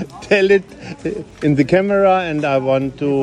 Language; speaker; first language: English; non-native, learner; German